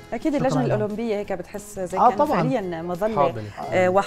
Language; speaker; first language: Arabic; native; Arabic